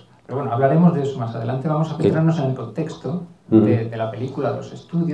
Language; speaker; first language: Spanish; native; Spanish